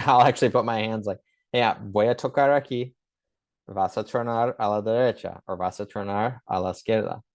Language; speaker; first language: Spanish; early bilingual, heritage; English